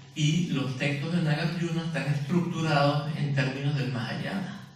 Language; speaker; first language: Spanish; native; Spanish